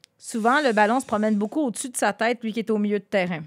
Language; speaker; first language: French; native; French